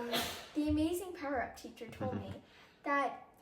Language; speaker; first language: English; native; English